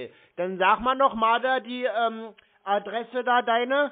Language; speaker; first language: German; native; German